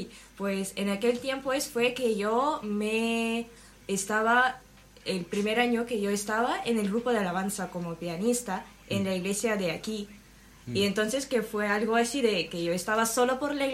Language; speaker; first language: Spanish; non-native, learner; Ukrainian